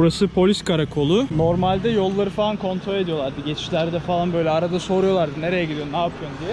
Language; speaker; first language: Turkish; native; Turkish